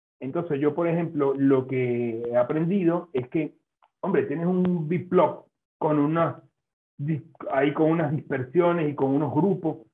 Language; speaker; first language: Spanish; native; Spanish